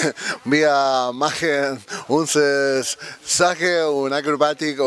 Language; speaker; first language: German; non-native, learner; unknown